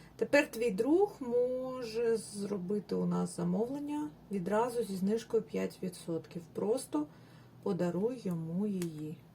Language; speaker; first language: Ukrainian; non-native, local second language; Russian